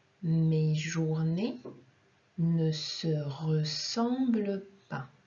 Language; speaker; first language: French; non-native, fluent; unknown